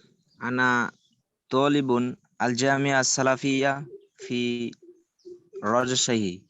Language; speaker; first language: Arabic; non-native, learner; Bangla